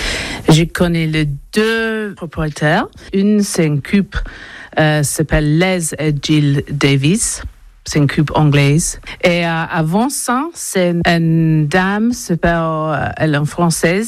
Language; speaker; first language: French; non-native, learner; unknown